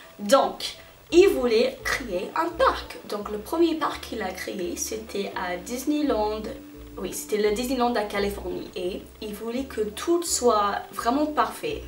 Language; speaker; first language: French; non-native, fluent; English